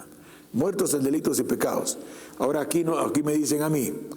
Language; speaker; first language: Spanish; native; Spanish